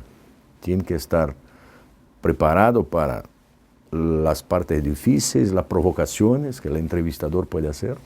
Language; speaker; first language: Spanish; non-native, fluent; Portuguese